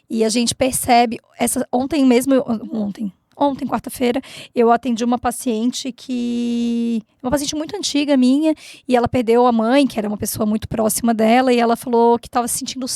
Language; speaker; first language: Portuguese; native; Portuguese